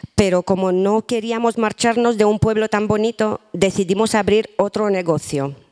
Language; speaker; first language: Spanish; non-native, fluent; Romanian